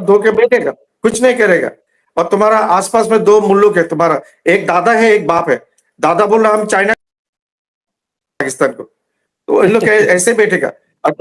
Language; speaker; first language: Hindi; non-native, learner; Bangla